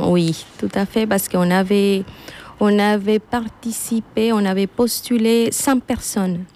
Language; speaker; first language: French; non-native, fluent; Spanish